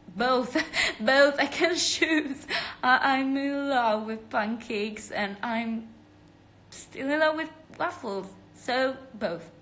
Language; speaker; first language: English; non-native, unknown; Italian